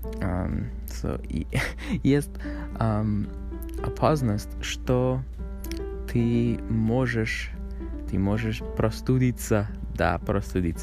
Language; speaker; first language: Russian; non-native, learner; English